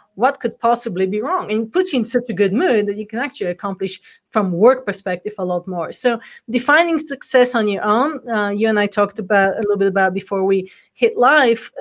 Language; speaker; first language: English; non-native, fluent; Bulgarian